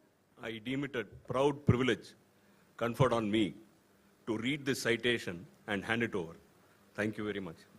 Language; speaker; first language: English; non-native, local second language; Tamil